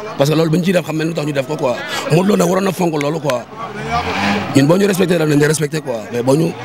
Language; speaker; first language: Wolof; native; Wolof